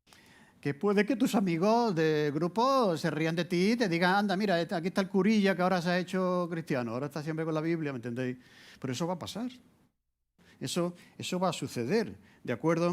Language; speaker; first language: Spanish; native; Spanish